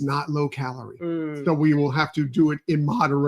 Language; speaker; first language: English; native; English